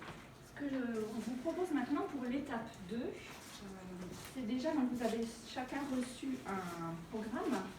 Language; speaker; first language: French; native; French